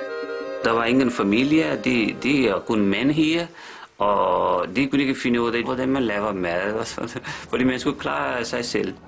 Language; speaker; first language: Danish; non-native, fluent; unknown